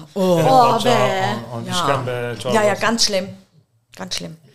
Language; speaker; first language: German; native; German